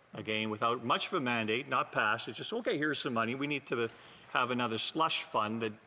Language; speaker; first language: English; native; English